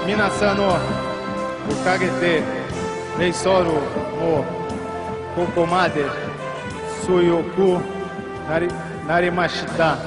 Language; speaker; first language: Japanese; non-native, learner; Portuguese